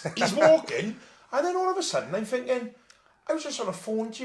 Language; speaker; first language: English; native; English